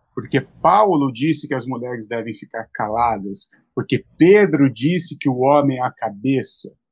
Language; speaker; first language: Portuguese; native; Portuguese